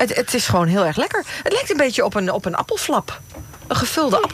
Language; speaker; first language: Dutch; native; Dutch